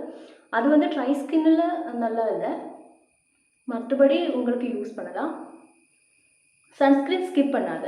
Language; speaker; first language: Tamil; non-native, learner; Malayalam